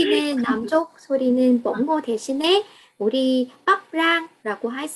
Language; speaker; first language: Korean; non-native, fluent; Vietnamese